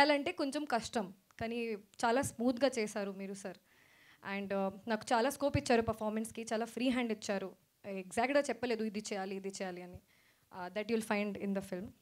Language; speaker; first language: Telugu; non-native, fluent; Hindi